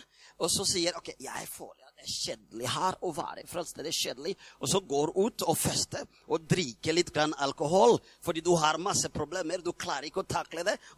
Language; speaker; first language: Norwegian; non-native, fluent; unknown